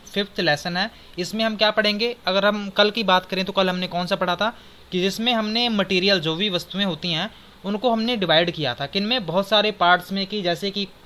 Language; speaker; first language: Hindi; native; Hindi